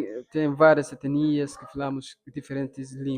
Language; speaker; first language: Portuguese; non-native, local second language; Fula